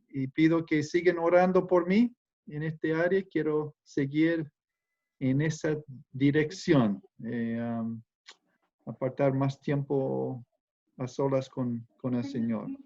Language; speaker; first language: Spanish; non-native, fluent; English